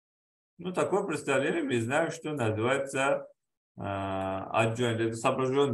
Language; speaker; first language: Russian; non-native, local second language; Kazakh